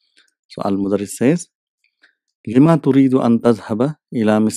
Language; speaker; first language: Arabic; non-native, fluent; English